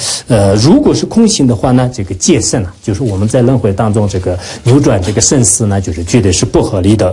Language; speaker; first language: Chinese; non-native, local second language; Tibetan